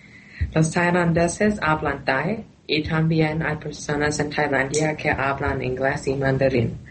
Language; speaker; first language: Spanish; non-native, learner; Thai